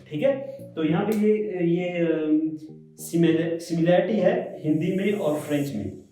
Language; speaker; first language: Hindi; native; Hindi